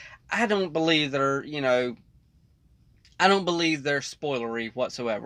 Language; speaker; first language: English; native; English